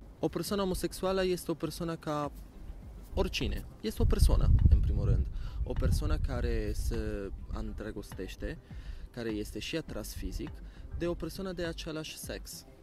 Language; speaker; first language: Romanian; non-native, fluent; Italian